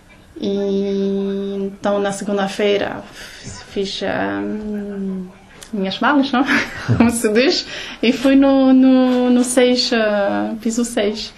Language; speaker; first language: Portuguese; early bilingual, heritage; Portuguese